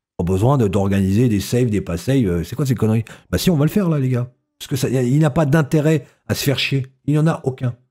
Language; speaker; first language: French; native; French